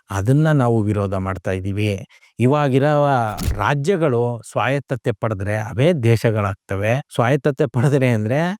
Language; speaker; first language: Kannada; native; Kannada